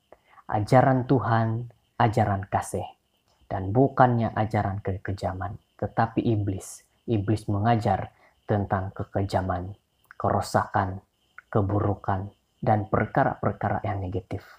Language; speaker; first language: Indonesian; native; Indonesian